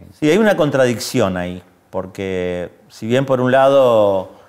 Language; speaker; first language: Spanish; native; Spanish